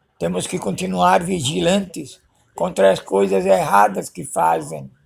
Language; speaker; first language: Portuguese; early bilingual, other home language; Spanish